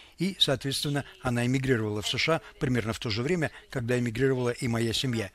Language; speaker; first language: Russian; native; Russian